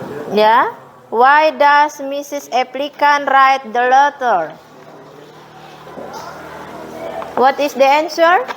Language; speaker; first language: English; non-native, fluent; Indonesian